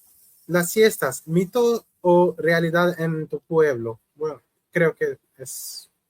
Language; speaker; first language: Spanish; non-native, learner; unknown